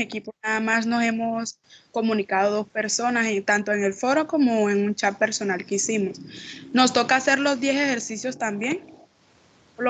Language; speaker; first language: Spanish; native; Spanish